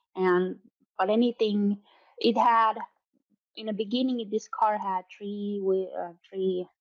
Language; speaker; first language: English; non-native, fluent; Finnish